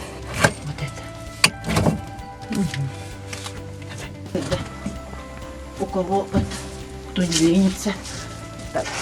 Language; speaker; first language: Russian; non-native, local second language; Yakut